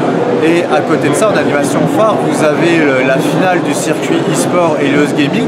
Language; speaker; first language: French; native; French